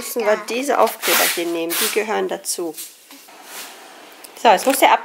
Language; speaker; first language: German; native; German